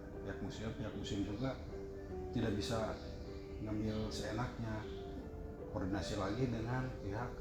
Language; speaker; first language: Indonesian; native; Indonesian